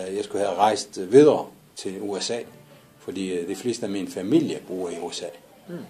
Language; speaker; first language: Danish; non-native, fluent; Arabic